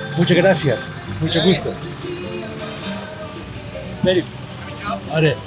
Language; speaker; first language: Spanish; non-native, learner; Persian